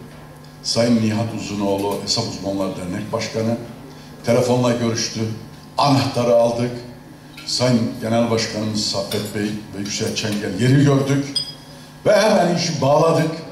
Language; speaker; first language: Turkish; native; Turkish